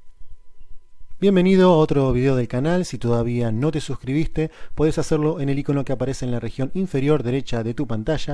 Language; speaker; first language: Spanish; native; Spanish